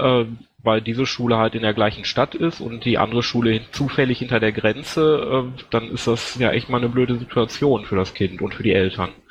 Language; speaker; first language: German; native; German